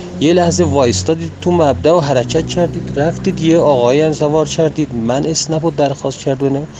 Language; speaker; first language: Persian; non-native, local second language; Azerbaijani